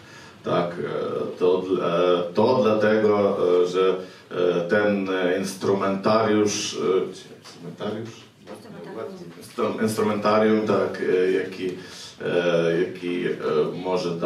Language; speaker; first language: Polish; non-native, fluent; Ukrainian